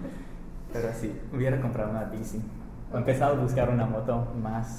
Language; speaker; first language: Spanish; non-native, fluent; English